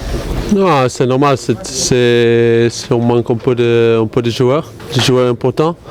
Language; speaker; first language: French; non-native, learner; Dutch